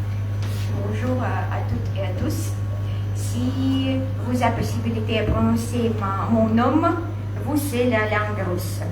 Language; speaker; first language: French; non-native, fluent; Russian